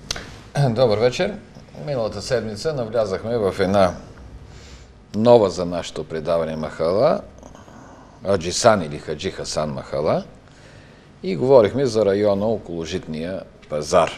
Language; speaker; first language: Bulgarian; native; Bulgarian